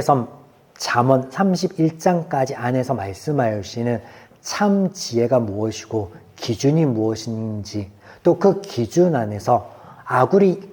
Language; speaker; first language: Korean; native; Korean